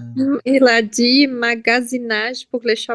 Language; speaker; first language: French; non-native, learner; Portuguese